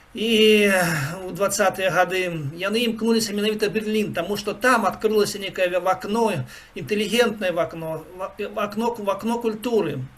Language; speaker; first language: Belarusian; non-native, local second language; Russian